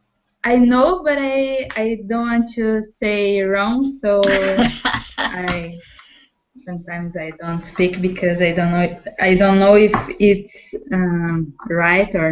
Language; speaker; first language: English; non-native, learner; Portuguese